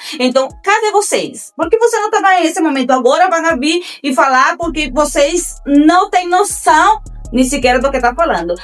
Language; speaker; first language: Portuguese; non-native, fluent; Spanish